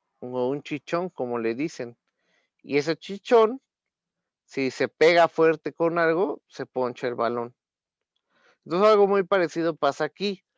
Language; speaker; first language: Spanish; native; Spanish